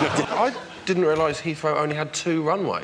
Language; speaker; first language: English; native; English